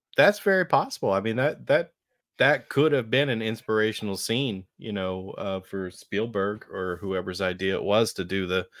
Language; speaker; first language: English; native; English